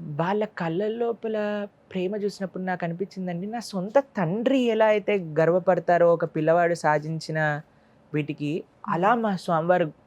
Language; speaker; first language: Telugu; native; Telugu